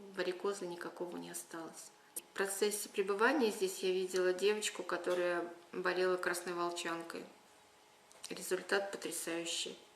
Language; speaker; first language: Russian; native; Russian